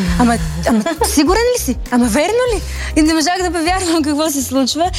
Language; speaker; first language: Bulgarian; early bilingual, heritage; Bulgarian